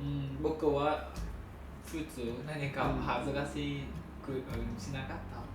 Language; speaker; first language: Japanese; non-native, learner; Vietnamese